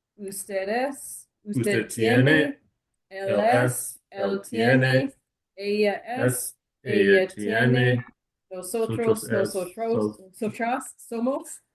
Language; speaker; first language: Spanish; non-native, learner; English